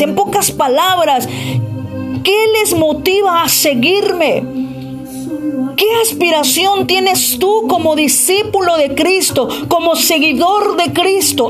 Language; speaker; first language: Spanish; native; Spanish